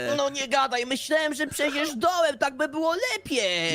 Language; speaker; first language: Polish; native; Polish